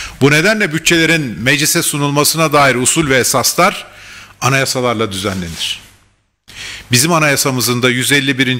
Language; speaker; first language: Turkish; native; Turkish